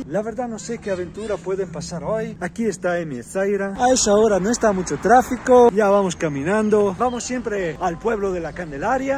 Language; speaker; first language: Spanish; non-native, learner; Italian